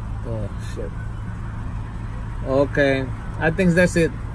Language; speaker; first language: English; non-native, learner; Spanish